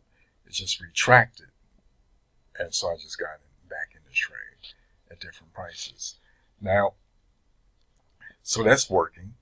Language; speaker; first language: English; native; English